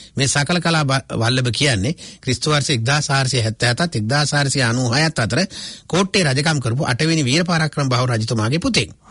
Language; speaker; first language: Sinhala; native; Sinhala